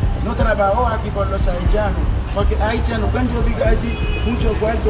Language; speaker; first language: Spanish; non-native, learner; Haitian Creole